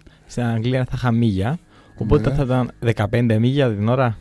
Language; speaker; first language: Greek; native; Greek